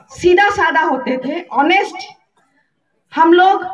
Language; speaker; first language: Hindi; non-native, local second language; Bodo